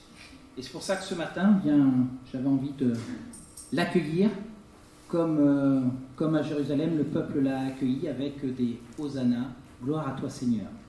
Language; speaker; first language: French; native; French